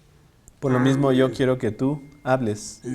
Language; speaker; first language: Spanish; native; Spanish